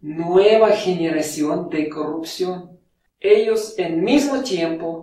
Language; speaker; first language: Spanish; non-native, fluent; Russian